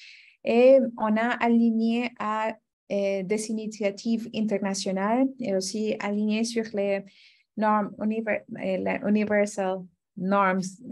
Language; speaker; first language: French; non-native, fluent; Spanish